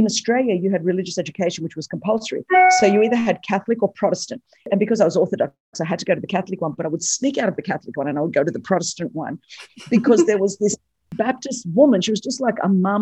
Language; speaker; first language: English; non-native, local second language; Greek